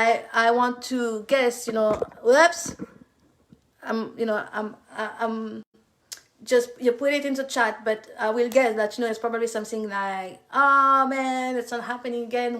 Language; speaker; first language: English; non-native, fluent; French